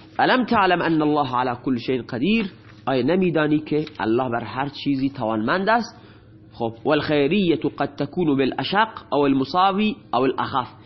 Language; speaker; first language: Persian; non-native, local second language; Baluchi